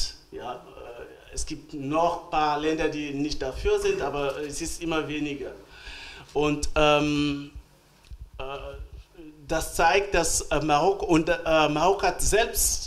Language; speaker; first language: German; non-native, fluent; French